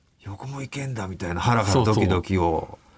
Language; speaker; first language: Japanese; native; Japanese